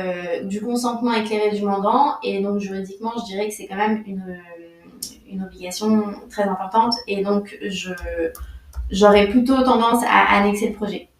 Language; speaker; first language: French; native; French